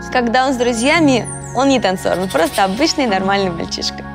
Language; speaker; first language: Russian; native; Russian